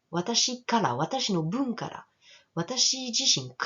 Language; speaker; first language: Japanese; non-native, fluent; French